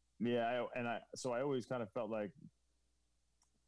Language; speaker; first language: English; native; English